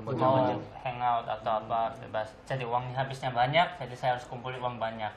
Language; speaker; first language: Indonesian; non-native, learner; Korean